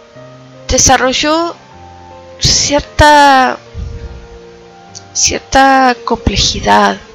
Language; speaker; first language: Spanish; native; Spanish